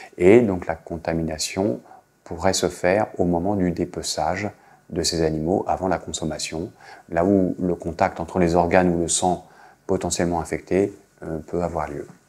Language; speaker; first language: French; native; French